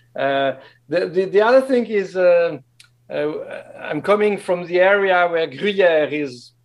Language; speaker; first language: English; non-native, fluent; French